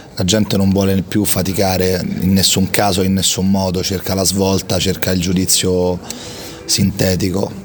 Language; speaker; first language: Italian; native; Italian